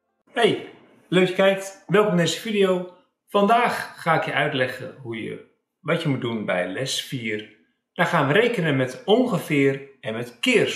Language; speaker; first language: Dutch; native; Dutch